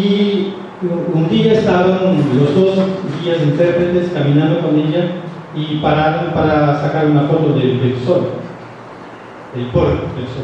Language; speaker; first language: Spanish; non-native, fluent; Portuguese